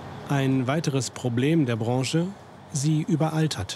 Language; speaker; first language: German; native; German